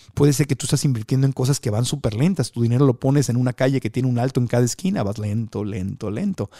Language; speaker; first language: Spanish; native; Spanish